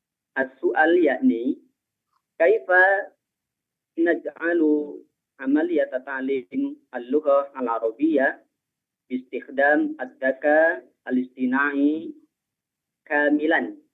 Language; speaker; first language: Arabic; non-native, fluent; Indonesian